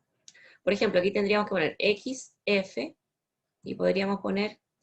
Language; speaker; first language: Spanish; native; Spanish